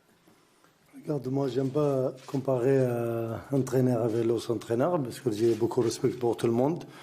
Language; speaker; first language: French; non-native, learner; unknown